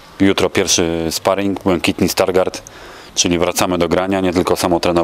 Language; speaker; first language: Polish; native; Polish